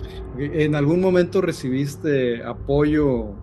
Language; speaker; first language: Spanish; native; Spanish